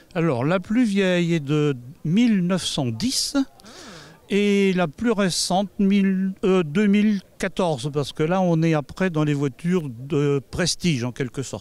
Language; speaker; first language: French; native; French